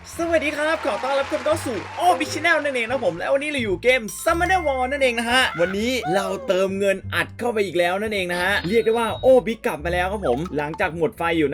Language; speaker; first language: Thai; native; Thai